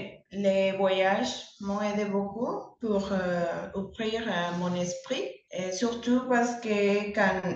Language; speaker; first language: French; non-native, learner; Spanish